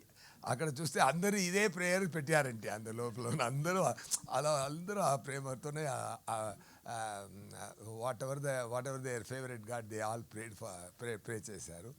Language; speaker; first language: Telugu; non-native, learner; Tamil